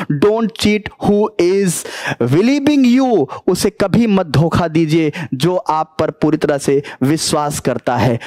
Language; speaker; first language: Hindi; native; Hindi